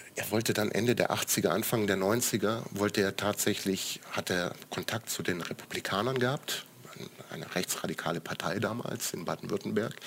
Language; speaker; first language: German; early bilingual, other home language; Croatian